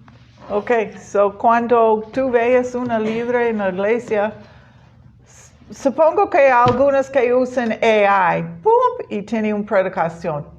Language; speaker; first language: Spanish; non-native, learner; English